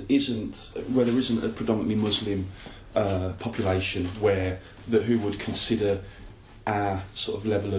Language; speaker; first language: English; native; English